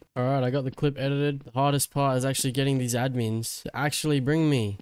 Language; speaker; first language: English; native; English